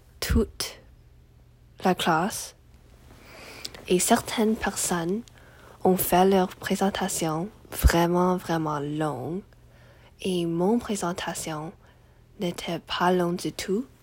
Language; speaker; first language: French; non-native, learner; English